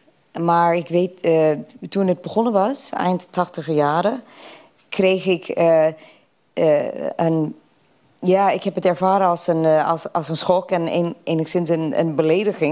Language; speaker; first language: Dutch; non-native, fluent; English